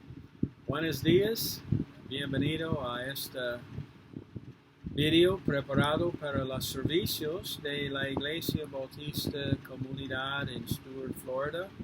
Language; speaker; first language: Spanish; non-native, fluent; English